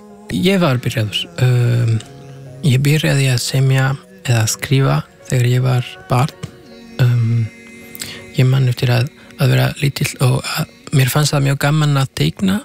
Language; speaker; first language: Icelandic; non-native, fluent; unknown